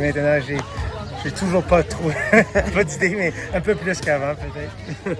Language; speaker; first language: French; non-native, local second language; English